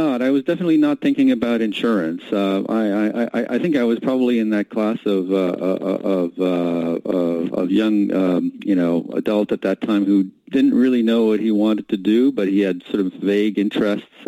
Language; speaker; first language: English; native; English